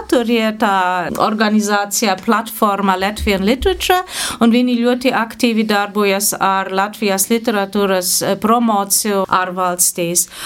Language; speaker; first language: Latvian; non-native, fluent; German